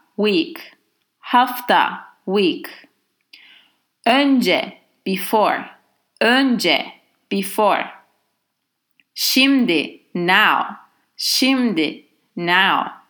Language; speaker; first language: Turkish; non-native, learner; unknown